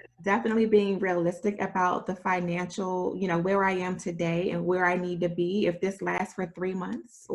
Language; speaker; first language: English; native; English